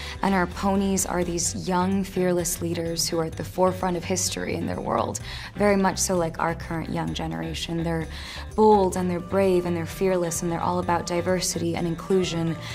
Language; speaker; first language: English; early bilingual, other home language; Spanish